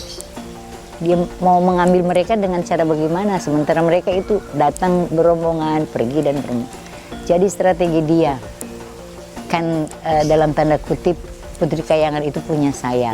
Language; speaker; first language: Indonesian; native; Indonesian